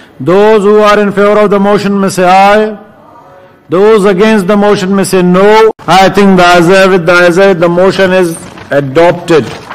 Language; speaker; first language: English; non-native, local second language; Urdu